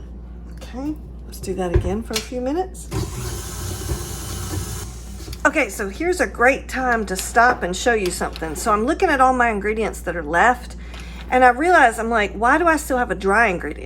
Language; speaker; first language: English; native; English